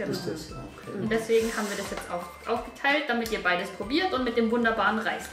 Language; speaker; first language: German; native; German